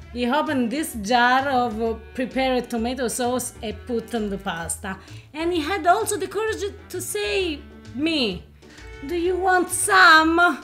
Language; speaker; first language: English; non-native, fluent; Italian